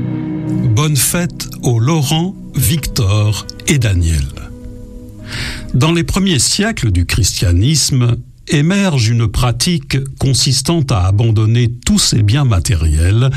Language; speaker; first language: French; native; French